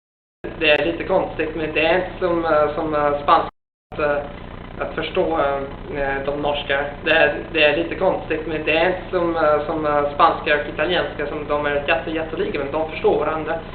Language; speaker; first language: Swedish; non-native, fluent; Italian